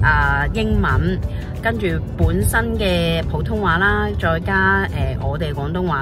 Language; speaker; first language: Cantonese; native; Cantonese